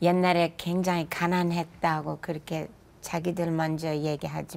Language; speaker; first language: Korean; non-native, fluent; English